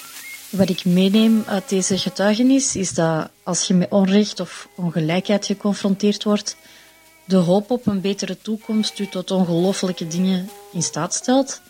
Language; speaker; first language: Dutch; native; Dutch